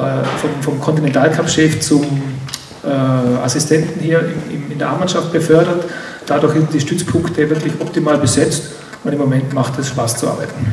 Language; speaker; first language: German; native; German